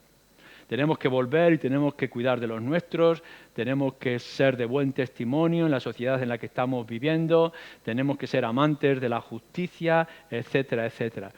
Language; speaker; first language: Spanish; native; Spanish